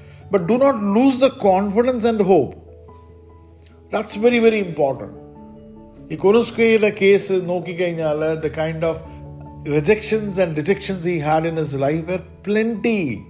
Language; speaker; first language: English; non-native, local second language; Malayalam